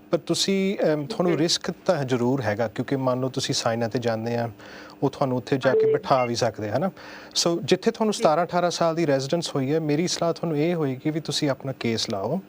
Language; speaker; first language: Punjabi; early bilingual, heritage; Punjabi